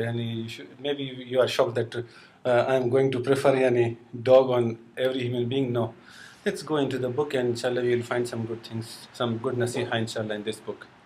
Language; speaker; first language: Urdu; non-native, fluent; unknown